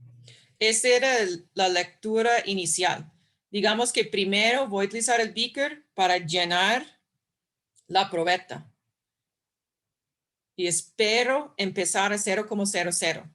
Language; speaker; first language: Spanish; non-native, fluent; English